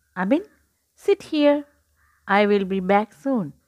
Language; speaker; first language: English; non-native, local second language; Malayalam